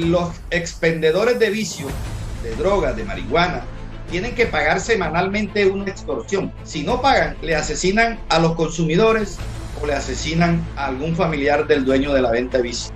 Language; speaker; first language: Spanish; native; Spanish